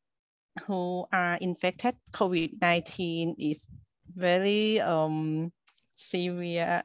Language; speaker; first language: English; non-native, learner; Thai